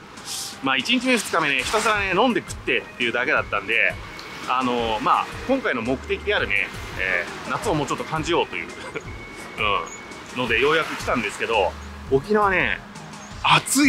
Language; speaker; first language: Japanese; native; Japanese